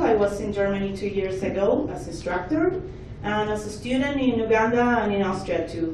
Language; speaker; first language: English; non-native, fluent; Spanish